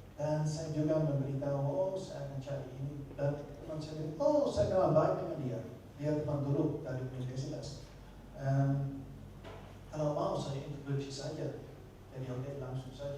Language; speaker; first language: Indonesian; non-native, fluent; Dutch